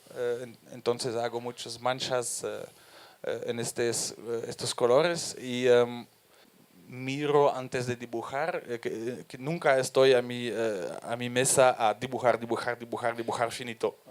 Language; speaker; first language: Spanish; non-native, fluent; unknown